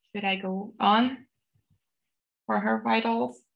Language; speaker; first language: English; non-native, fluent; Portuguese